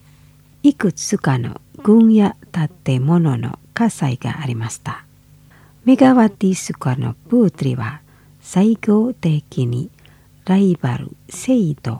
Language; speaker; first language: Japanese; non-native, fluent; Indonesian